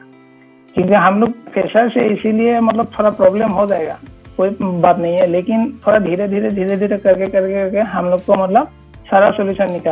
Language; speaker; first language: Hindi; non-native, local second language; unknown